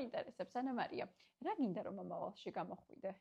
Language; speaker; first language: Georgian; native; Georgian